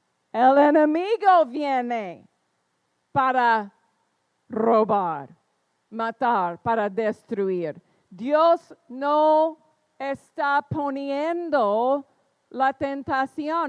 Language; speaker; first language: Spanish; non-native, fluent; English